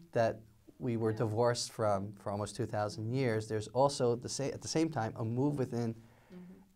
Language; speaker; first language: English; native; English